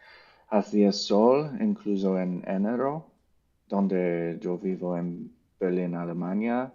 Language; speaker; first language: Spanish; non-native, learner; English